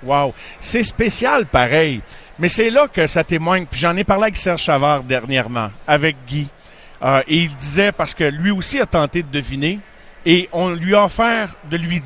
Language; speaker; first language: French; native; French